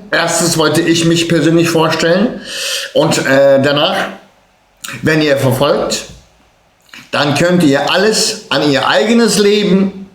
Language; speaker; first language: German; early bilingual, other home language; Turkish